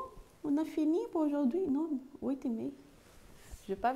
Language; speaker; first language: French; non-native, fluent; Portuguese